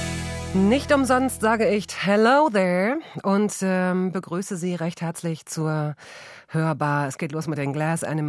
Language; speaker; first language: German; native; German